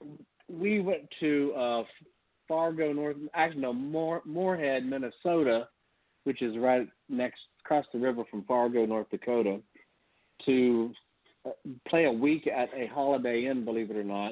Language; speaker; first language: English; native; English